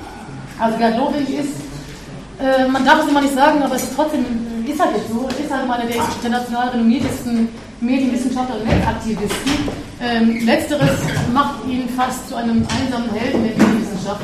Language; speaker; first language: German; native; German